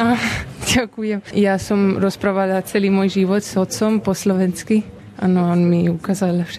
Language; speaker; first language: Slovak; early bilingual, heritage; Slovak